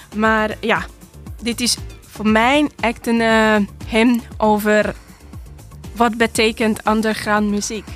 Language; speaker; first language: Dutch; non-native, learner; Hungarian